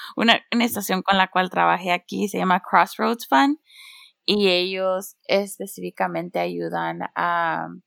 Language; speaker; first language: Spanish; early bilingual, heritage; Spanish